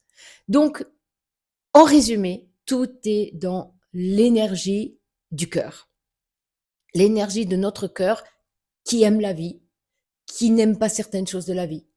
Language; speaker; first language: French; native; French